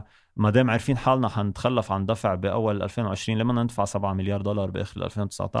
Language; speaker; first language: Arabic; native; Arabic